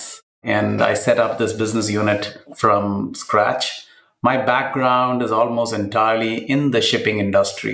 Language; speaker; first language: English; non-native, local second language; Malayalam